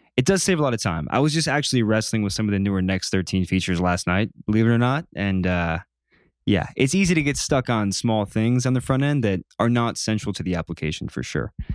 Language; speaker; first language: English; native; English